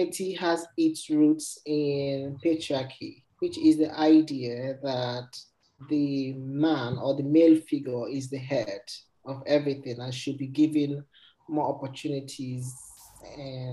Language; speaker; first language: English; non-native, local second language; Igbo